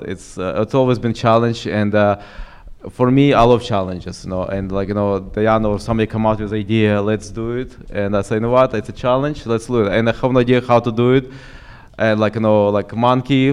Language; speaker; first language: English; non-native, fluent; Ukrainian